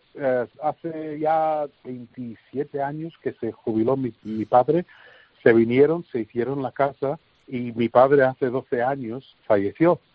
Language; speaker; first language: Spanish; early bilingual, heritage; English